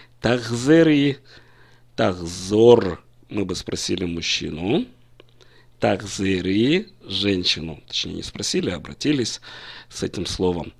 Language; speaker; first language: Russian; native; Russian